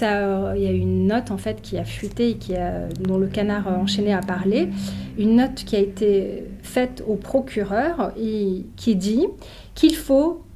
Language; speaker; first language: French; native; French